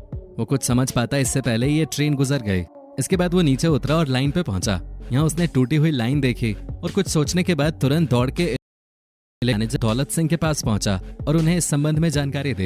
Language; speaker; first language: Hindi; native; Hindi